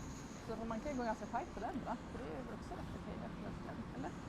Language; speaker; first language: Swedish; native; Swedish